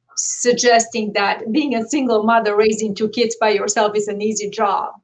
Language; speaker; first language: English; non-native, fluent; Bulgarian